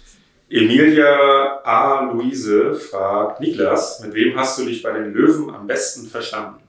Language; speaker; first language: German; native; German